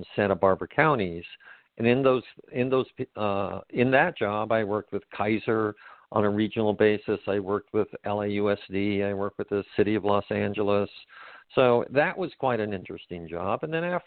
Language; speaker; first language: English; native; English